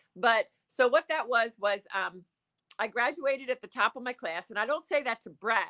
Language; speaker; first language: English; native; English